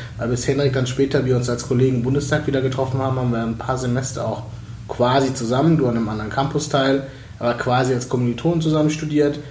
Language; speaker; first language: German; native; German